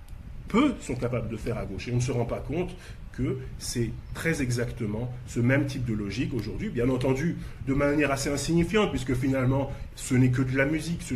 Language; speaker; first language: French; native; French